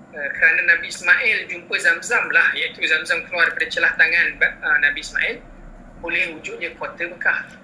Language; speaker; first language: Malay; native; Malay